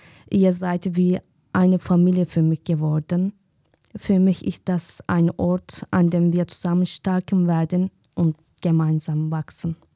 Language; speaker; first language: German; non-native, learner; Kurdish